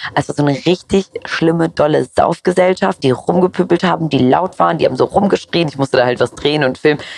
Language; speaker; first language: German; early bilingual, other home language; Greek